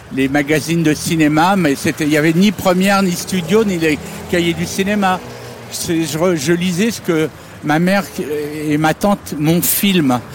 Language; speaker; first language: French; native; French